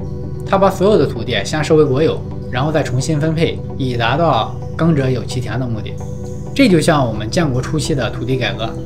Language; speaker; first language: Chinese; native; Chinese